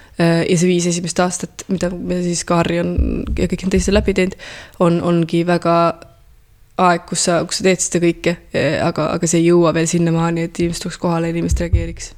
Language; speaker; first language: Estonian; early bilingual, heritage; Estonian